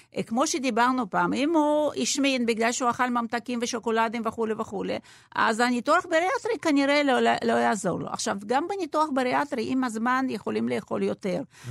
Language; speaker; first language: Hebrew; non-native, fluent; Russian